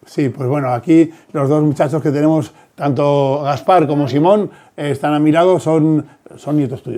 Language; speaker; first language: Spanish; native; Spanish